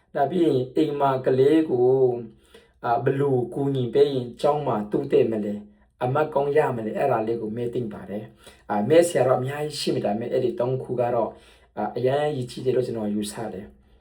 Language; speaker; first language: Burmese; non-native, local second language; Tedim Chin